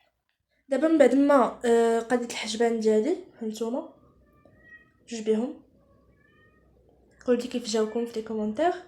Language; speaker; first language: Arabic; native; Arabic